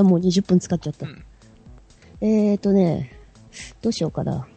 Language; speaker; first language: Japanese; native; Japanese